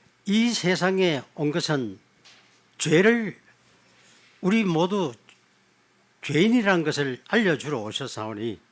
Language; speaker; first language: Korean; native; Korean